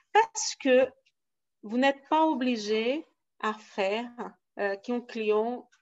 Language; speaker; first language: French; non-native, fluent; Portuguese